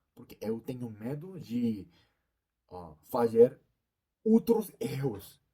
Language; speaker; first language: Portuguese; non-native, learner; Korean